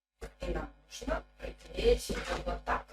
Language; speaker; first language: Russian; native; Russian